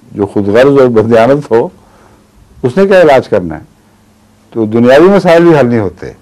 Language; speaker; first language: Urdu; native; Urdu